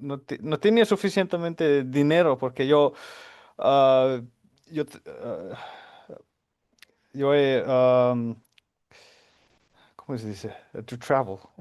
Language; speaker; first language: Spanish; non-native, fluent; Finnish